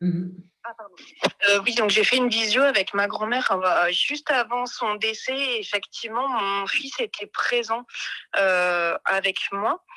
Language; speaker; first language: French; native; French